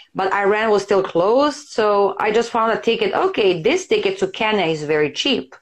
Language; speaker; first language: English; non-native, fluent; Serbian